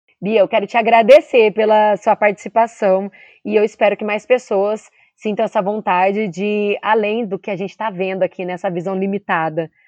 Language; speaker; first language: Portuguese; native; Portuguese